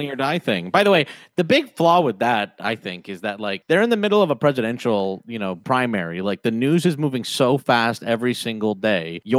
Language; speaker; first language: English; native; English